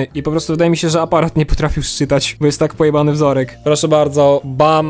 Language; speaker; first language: Polish; native; Polish